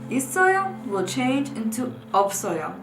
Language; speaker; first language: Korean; non-native, learner; English